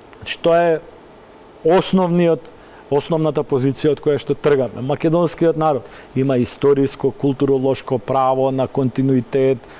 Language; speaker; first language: Macedonian; native; Macedonian